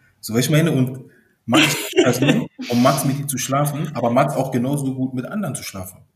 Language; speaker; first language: German; early bilingual, other home language; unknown